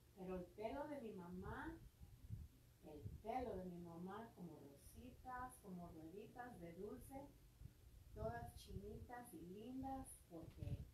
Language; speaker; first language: Spanish; early bilingual, heritage; Spanish